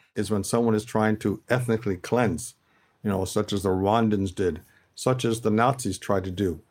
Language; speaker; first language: English; native; English